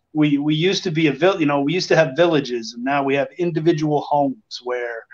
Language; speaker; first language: English; native; English